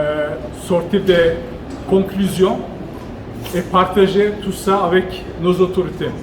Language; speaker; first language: French; non-native, fluent; Turkish